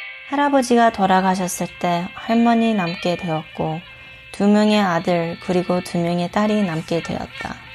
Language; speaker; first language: Korean; early bilingual, heritage; Korean